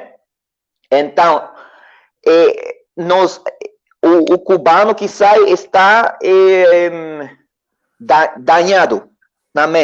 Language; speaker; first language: Portuguese; non-native, learner; Spanish